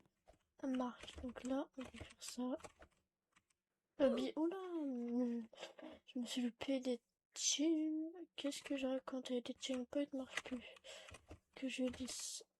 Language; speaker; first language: French; native; French